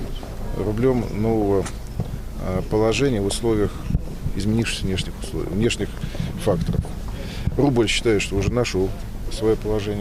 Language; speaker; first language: Russian; native; Russian